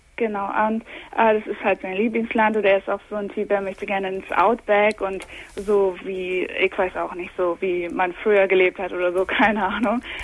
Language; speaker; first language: German; early bilingual, heritage; English